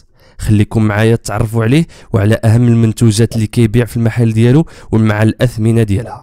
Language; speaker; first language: Arabic; native; Arabic